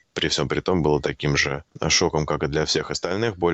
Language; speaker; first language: Russian; native; Russian